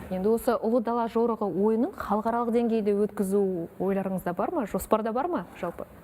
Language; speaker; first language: Kazakh; native; Kazakh